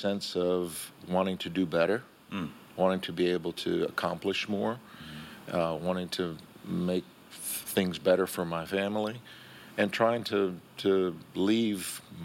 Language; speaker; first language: English; early bilingual, other home language; Spanish